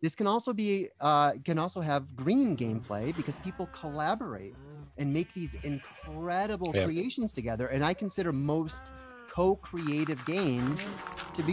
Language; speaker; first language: English; native; English